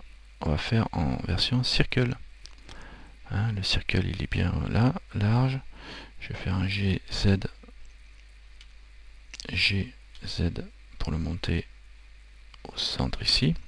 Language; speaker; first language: French; native; French